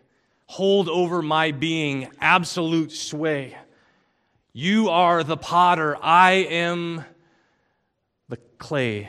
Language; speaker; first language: English; native; English